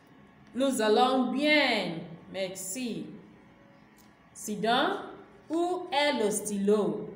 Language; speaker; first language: French; non-native, fluent; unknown